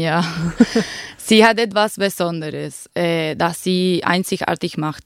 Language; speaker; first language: German; non-native, fluent; Spanish